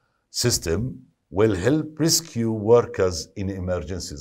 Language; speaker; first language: English; non-native, fluent; Arabic